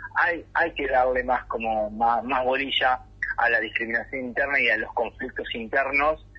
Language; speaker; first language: Spanish; native; Spanish